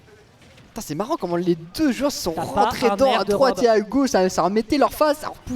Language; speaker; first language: French; native; French